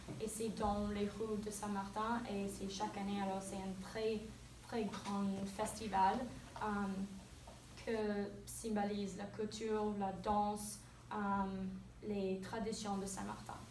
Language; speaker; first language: French; non-native, learner; English